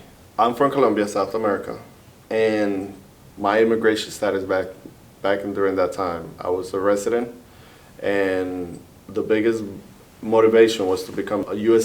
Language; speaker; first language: English; early bilingual, other home language; Spanish